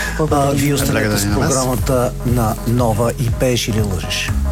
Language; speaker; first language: Bulgarian; native; Bulgarian